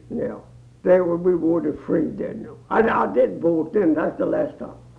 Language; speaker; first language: English; early bilingual, other home language; Swedish